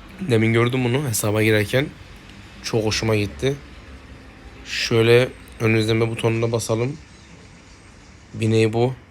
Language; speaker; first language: Turkish; native; Turkish